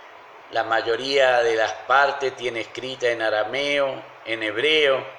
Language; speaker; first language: Spanish; native; Spanish